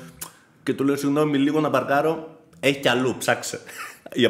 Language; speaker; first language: Greek; native; Greek